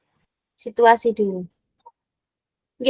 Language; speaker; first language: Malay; non-native, local second language; Javanese